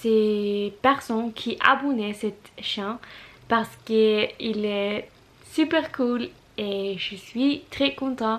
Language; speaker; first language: French; non-native, learner; Russian